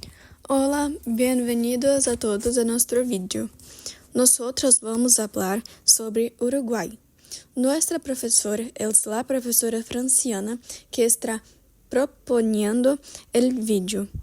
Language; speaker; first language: Spanish; non-native, learner; Portuguese